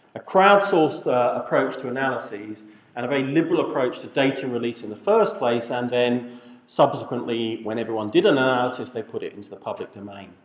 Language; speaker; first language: English; native; English